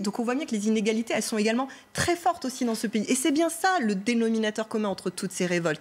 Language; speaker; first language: French; native; French